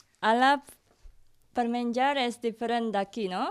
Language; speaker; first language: Catalan; non-native, learner; Indonesian